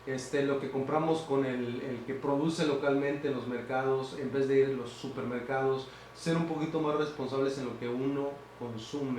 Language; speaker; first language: Spanish; native; Spanish